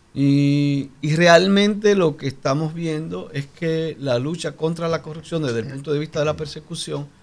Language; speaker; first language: Spanish; native; Spanish